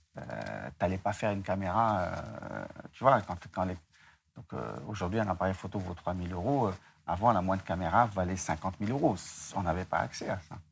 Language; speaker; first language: French; non-native, local second language; Arabic